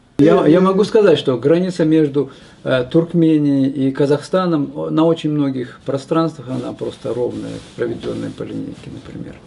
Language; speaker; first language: Russian; non-native, local second language; Kazakh